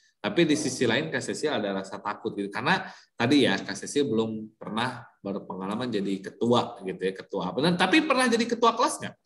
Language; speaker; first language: Indonesian; early bilingual, heritage; Indonesian